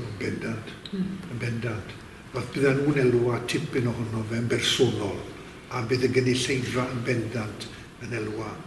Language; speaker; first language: Welsh; native; Welsh